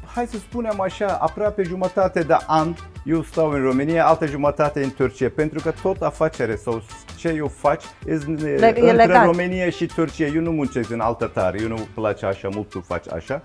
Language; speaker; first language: Romanian; non-native, learner; Turkish